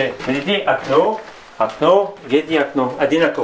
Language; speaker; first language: Russian; non-native, learner; French